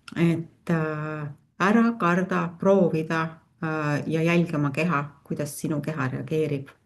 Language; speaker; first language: Estonian; native; Estonian